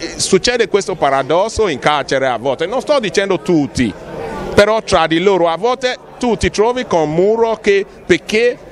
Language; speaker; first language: Italian; non-native, fluent; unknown